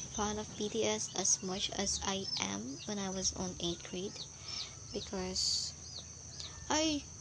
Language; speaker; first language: English; non-native, local second language; Filipino